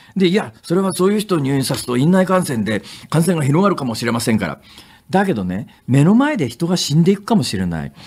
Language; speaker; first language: Japanese; native; Japanese